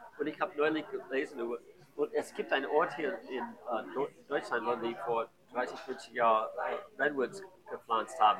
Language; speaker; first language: German; non-native, learner; English